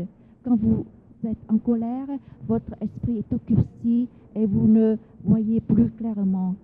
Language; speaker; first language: French; non-native, fluent; Vietnamese